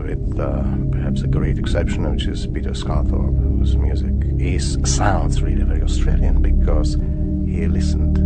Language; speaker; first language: English; non-native, fluent; Czech